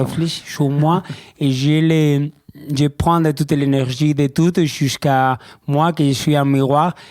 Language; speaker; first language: French; non-native, learner; Spanish